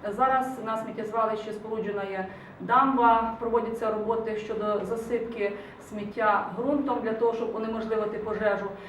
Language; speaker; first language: Ukrainian; native; Ukrainian